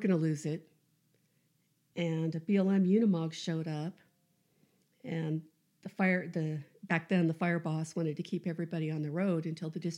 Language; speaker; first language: English; native; English